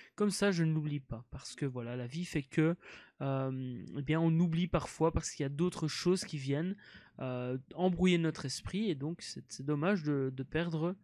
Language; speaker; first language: French; native; French